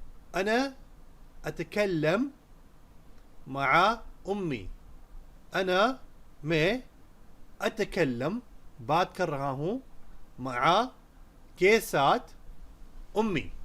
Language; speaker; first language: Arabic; non-native, fluent; Urdu